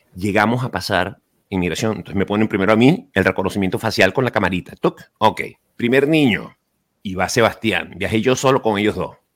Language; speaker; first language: Spanish; native; Spanish